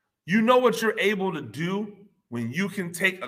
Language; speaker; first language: English; native; English